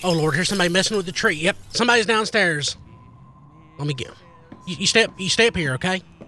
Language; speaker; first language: English; native; English